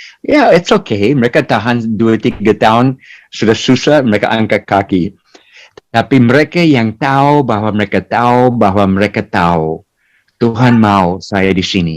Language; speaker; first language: Indonesian; non-native, fluent; English